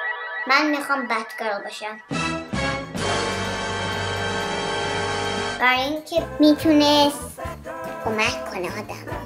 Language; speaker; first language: Persian; early bilingual, heritage; Persian